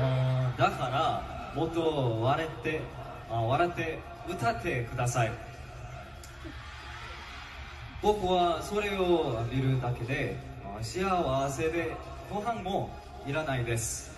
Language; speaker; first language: Japanese; non-native, learner; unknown